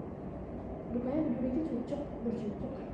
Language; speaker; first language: Indonesian; native; Indonesian